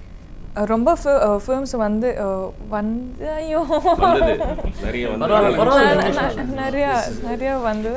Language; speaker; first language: Tamil; non-native, learner; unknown